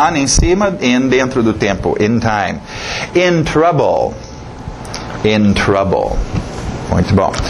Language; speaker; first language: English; non-native, fluent; Portuguese